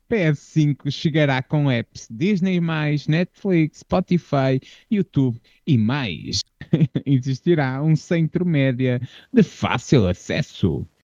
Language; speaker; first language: Portuguese; native; Portuguese